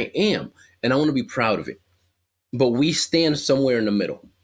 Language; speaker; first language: English; early bilingual, other home language; Spanish